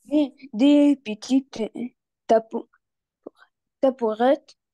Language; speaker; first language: French; non-native, learner; Arabic